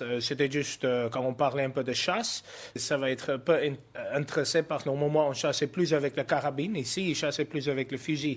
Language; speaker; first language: French; non-native, fluent; Afrikaans